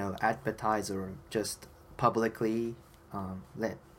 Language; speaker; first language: English; non-native, fluent; Japanese